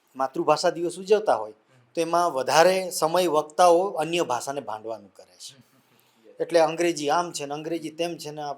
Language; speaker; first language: Gujarati; non-native, local second language; Vasavi